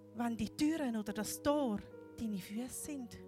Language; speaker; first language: German; native; German